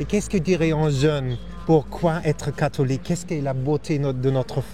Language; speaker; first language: French; non-native, fluent; German